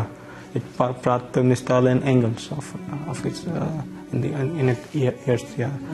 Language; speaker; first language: Dutch; non-native, learner; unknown